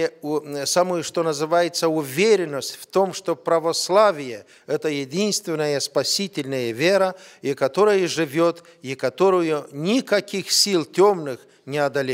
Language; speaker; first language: Russian; non-native, fluent; Romanian